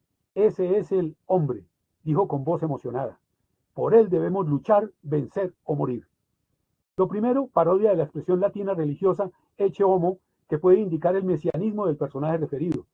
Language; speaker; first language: Spanish; native; Spanish